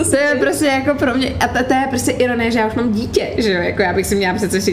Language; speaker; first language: Czech; native; Czech